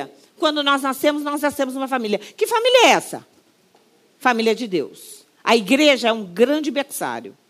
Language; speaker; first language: Portuguese; native; Portuguese